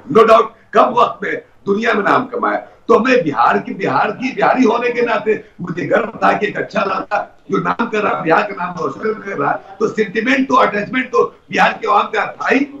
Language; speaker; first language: Hindi; native; Hindi